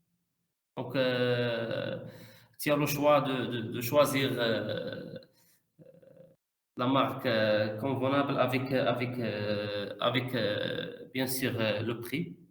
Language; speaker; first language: French; non-native, learner; Arabic